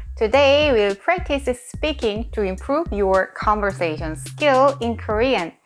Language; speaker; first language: English; non-native, fluent; Korean